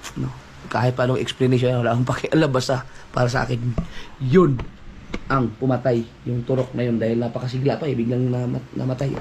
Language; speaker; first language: Filipino; non-native, local second language; Cebuano